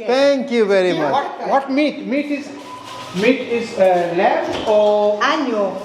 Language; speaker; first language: English; non-native, learner; Bangla